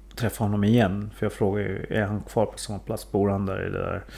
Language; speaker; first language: Swedish; early bilingual, other home language; Thai